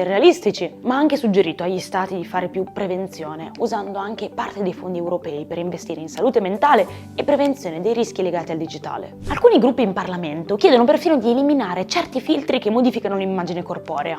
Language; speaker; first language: Italian; native; Italian